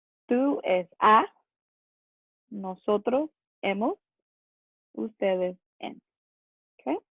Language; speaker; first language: Spanish; non-native, fluent; English